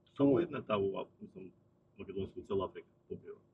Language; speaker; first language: Macedonian; native; Macedonian